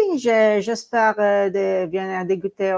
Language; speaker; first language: French; non-native, learner; Italian